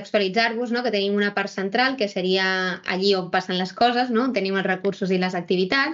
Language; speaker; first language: Catalan; native; Catalan